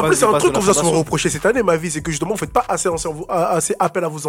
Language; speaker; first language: French; native; French